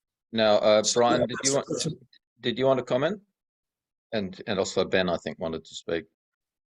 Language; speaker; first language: English; native; English